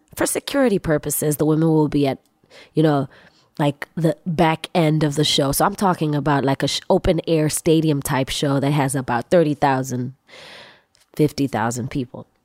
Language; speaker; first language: English; non-native, local second language; Swahili